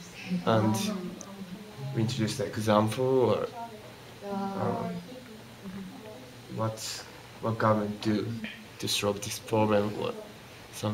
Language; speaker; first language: English; non-native, learner; Japanese